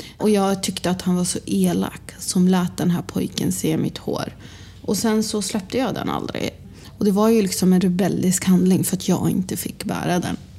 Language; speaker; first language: Swedish; early bilingual, other home language; Arabic